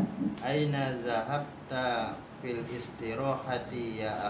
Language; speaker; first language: Arabic; non-native, learner; Indonesian